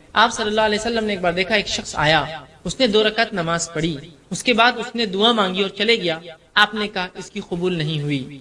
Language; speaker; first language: Urdu; native; Urdu